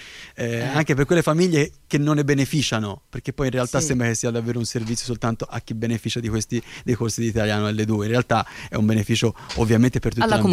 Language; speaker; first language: Italian; native; Italian